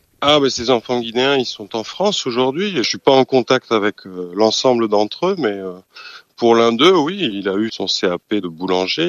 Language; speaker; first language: French; native; French